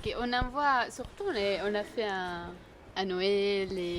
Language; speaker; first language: French; non-native, fluent; Spanish